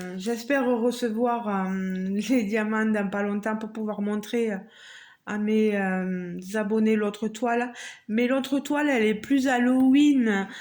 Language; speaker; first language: French; native; French